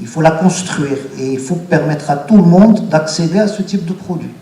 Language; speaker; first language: French; non-native, local second language; Arabic